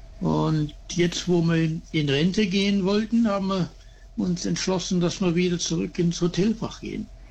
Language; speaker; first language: German; early bilingual, heritage; German